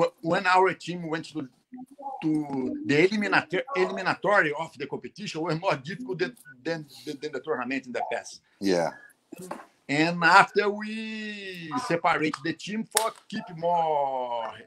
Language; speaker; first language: English; non-native, learner; Portuguese